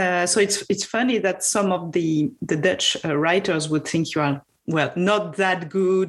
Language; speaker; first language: English; non-native, fluent; French